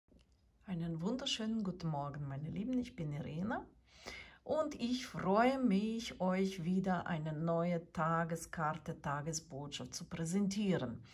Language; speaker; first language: German; non-native, fluent; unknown